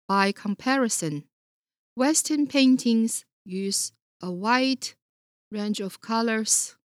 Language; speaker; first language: English; non-native, fluent; Chinese